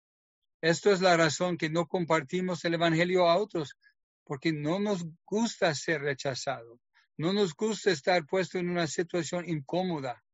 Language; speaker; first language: Spanish; non-native, fluent; English